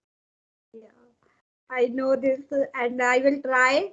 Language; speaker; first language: English; non-native, learner; Hindi